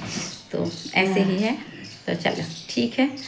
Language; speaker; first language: Hindi; non-native, local second language; Bangla